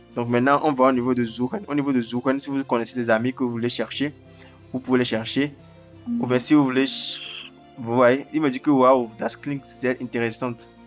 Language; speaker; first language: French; non-native, local second language; Ewe